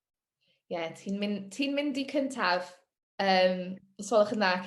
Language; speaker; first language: Welsh; non-native, learner; English